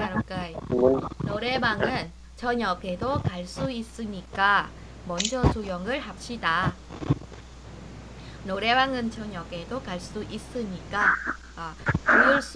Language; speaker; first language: Korean; non-native, fluent; Vietnamese